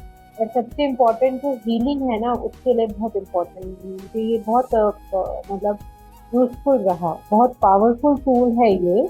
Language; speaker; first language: Hindi; native; Hindi